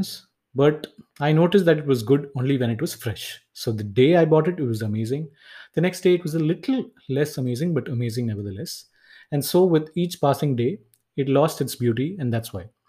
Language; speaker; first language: English; non-native, local second language; Tamil